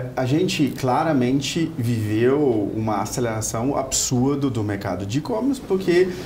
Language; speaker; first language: Portuguese; non-native, fluent; German